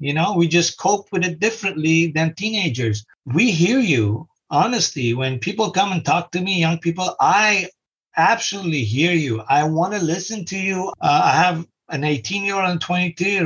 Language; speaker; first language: English; non-native, fluent; Arabic